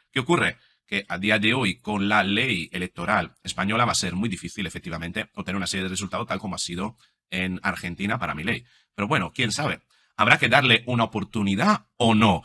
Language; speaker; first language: Spanish; non-native, fluent; Italian